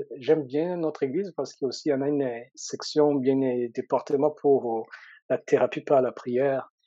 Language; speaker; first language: French; non-native, local second language; Rundi